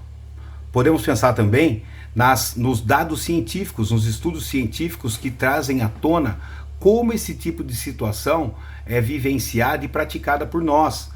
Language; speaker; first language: Portuguese; native; Portuguese